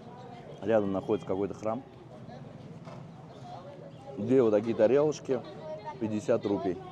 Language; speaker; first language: Russian; native; Russian